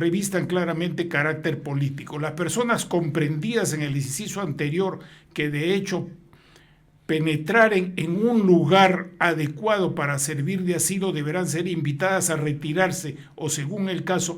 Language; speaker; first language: Spanish; native; Spanish